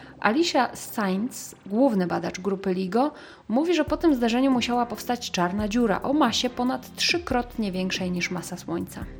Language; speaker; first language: Polish; native; Polish